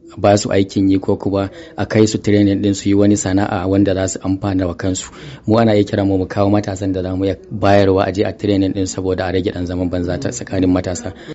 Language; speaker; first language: Hausa; non-native, local second language; Fula